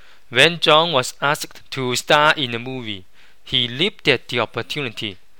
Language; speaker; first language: English; non-native, fluent; Chinese